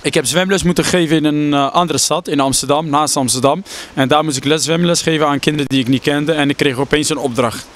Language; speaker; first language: Dutch; native; Dutch